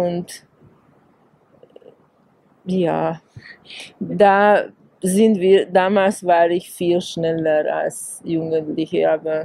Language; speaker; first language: German; non-native, fluent; Hungarian